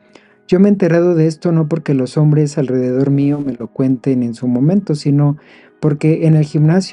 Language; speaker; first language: Spanish; native; Spanish